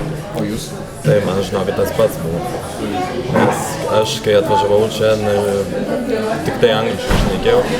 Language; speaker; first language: Lithuanian; non-native, fluent; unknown